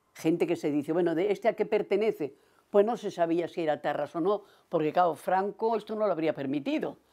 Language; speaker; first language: Spanish; native; Spanish